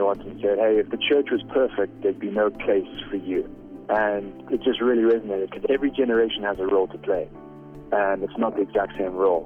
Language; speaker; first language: English; native; English